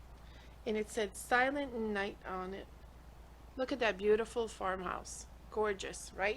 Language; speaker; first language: English; native; English